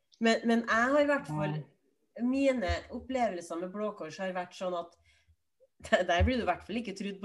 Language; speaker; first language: Norwegian; native; Norwegian